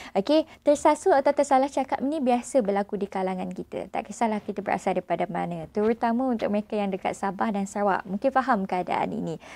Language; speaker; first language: Malay; non-native, local second language; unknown